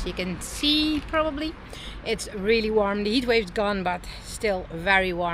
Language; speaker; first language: English; non-native, fluent; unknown